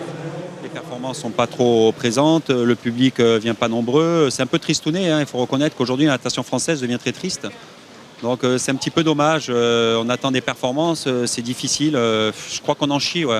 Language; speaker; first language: French; native; French